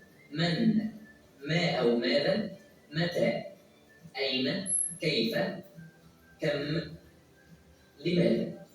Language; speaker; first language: Arabic; native; Arabic